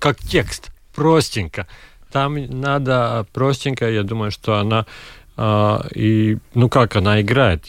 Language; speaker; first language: Russian; non-native, local second language; Latvian